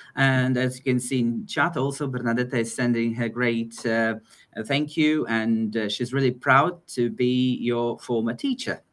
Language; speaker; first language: English; non-native, fluent; Polish